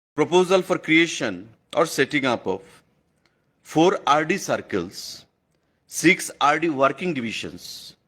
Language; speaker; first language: English; non-native, local second language; Bangla